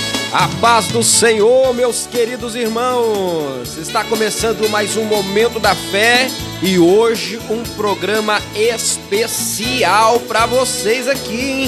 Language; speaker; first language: Portuguese; native; Portuguese